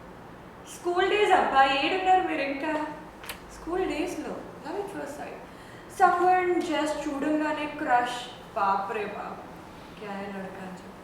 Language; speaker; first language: Telugu; native; Telugu